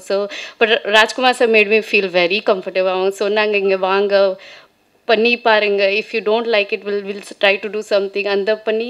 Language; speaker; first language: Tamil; non-native, fluent; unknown